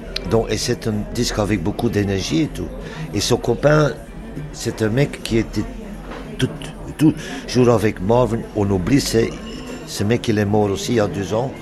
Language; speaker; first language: French; non-native, local second language; Dutch